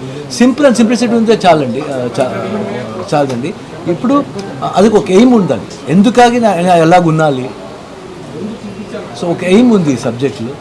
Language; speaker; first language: Telugu; non-native, learner; Kannada